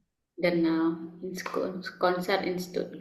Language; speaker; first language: German; non-native, fluent; Indonesian